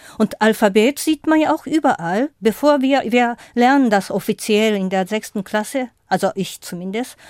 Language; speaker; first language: German; non-native, fluent; Japanese